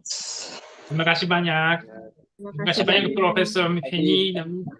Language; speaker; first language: Indonesian; non-native, learner; Japanese